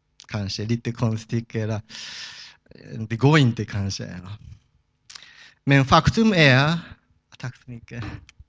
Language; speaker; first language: Swedish; non-native, fluent; Japanese